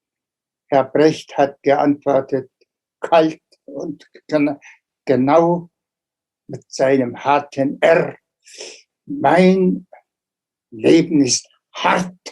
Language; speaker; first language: German; non-native, fluent; Tuvinian